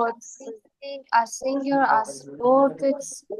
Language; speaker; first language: English; non-native, learner; Kazakh